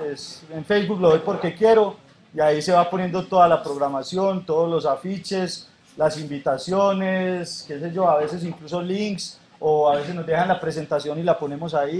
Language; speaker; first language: Spanish; native; Spanish